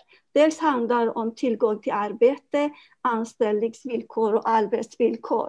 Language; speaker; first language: Swedish; non-native, fluent; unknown